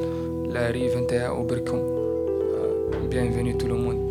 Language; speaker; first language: French; non-native, learner; Arabic